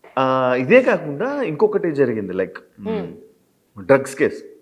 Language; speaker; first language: Telugu; native; Telugu